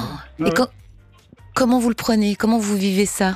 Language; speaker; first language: French; native; French